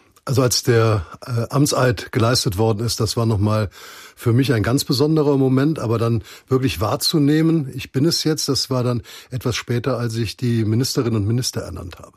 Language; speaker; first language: German; native; German